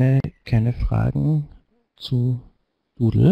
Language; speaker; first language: German; native; German